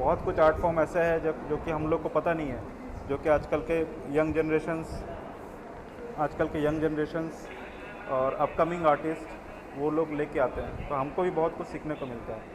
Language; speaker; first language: Hindi; native; Hindi